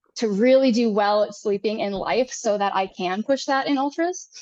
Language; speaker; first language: English; native; English